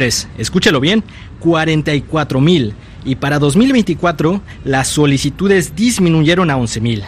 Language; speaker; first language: Spanish; native; Spanish